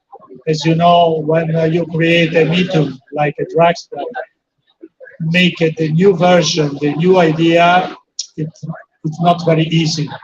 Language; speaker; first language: English; non-native, fluent; Italian